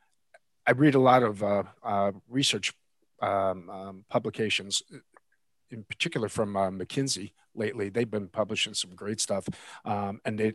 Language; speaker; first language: English; native; English